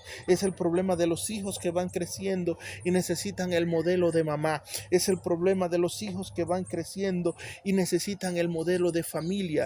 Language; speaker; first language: Spanish; native; Spanish